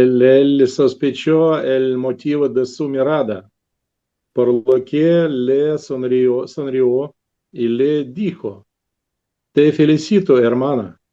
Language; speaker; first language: Spanish; non-native, learner; Russian